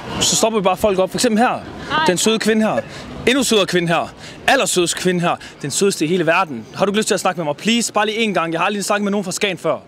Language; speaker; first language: Danish; early bilingual, other home language; Arabic